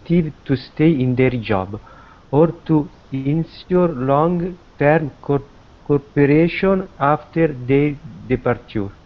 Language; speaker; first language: English; non-native, learner; Italian